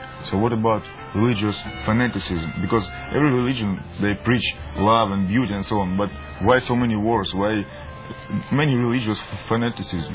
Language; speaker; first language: English; non-native, learner; Russian